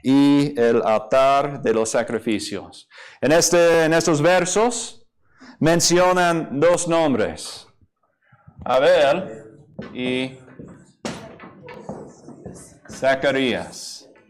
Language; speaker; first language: Spanish; non-native, fluent; English